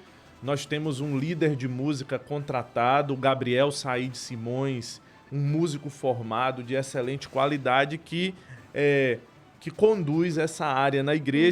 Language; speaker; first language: Portuguese; native; Portuguese